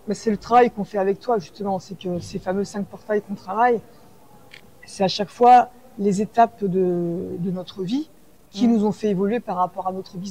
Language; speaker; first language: French; native; French